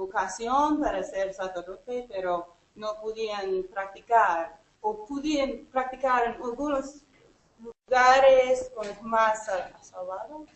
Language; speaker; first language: Spanish; non-native, learner; English